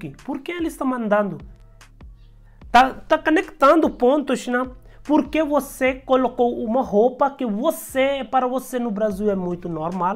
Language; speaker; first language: Portuguese; non-native, learner; Hindi